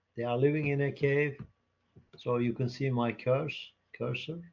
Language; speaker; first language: English; non-native, fluent; Turkish